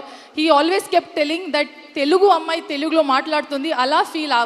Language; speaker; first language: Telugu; non-native, learner; Kannada